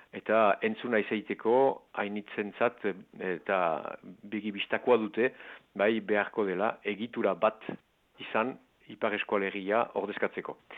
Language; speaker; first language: Basque; native; Basque